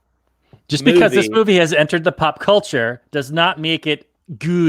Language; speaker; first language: English; native; English